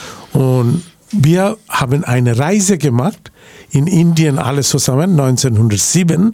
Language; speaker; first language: German; non-native, learner; Bangla